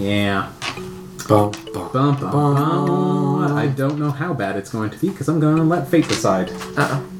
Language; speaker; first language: English; native; English